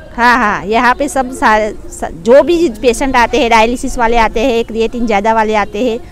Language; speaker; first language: Hindi; non-native, local second language; Gujarati